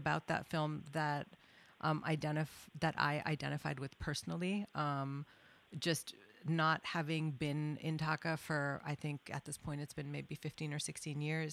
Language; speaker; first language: English; non-native, local second language; Bangla